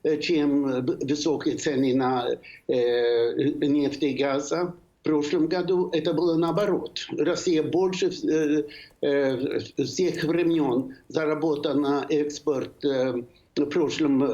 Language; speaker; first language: Russian; non-native, fluent; Swedish